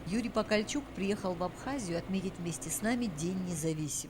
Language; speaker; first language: Russian; native; Russian